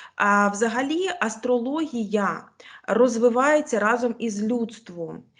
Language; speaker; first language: Ukrainian; non-native, local second language; Russian